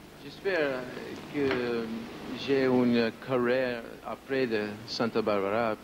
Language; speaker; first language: French; non-native, learner; Spanish